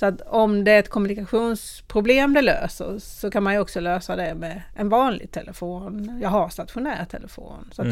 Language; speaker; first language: Swedish; native; Swedish